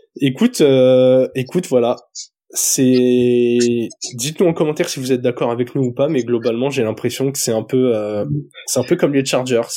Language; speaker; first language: French; native; French